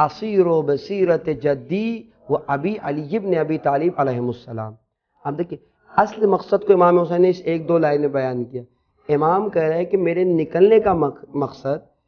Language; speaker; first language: Urdu; native; Urdu